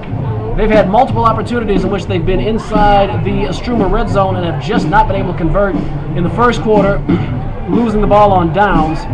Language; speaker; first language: English; native; English